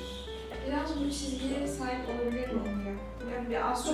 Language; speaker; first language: Turkish; native; Turkish